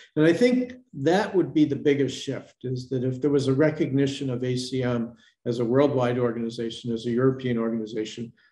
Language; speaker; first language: English; native; English